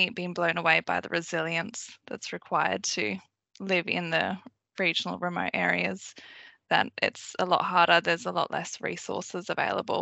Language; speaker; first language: English; native; English